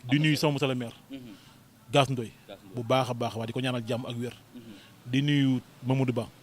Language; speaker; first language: Wolof; native; Wolof